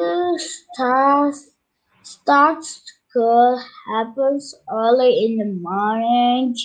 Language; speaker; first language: English; non-native, learner; Turkish